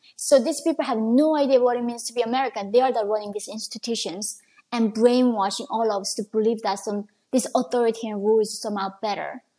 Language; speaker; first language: English; non-native, fluent; Korean